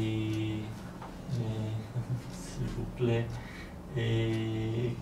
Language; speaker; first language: French; non-native, learner; Polish